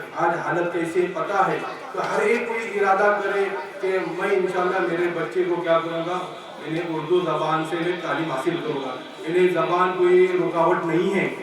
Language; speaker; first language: Urdu; native; Urdu